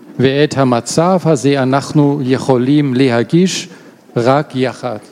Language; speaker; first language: Hebrew; non-native, learner; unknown